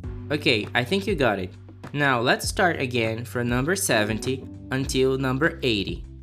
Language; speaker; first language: English; non-native, fluent; Portuguese